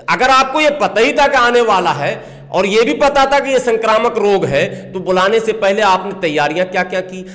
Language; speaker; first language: Hindi; native; Hindi